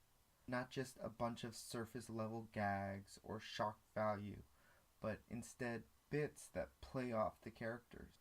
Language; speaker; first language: English; native; English